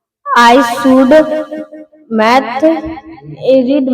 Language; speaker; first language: English; non-native, learner; Hindi